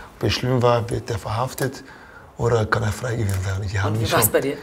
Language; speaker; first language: German; non-native, fluent; Portuguese